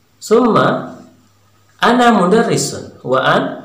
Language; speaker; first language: Arabic; non-native, fluent; Indonesian